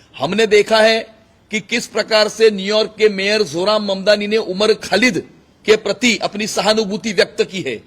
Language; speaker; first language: Hindi; non-native, local second language; Marathi